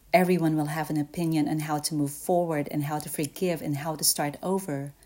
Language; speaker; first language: English; non-native, local second language; Filipino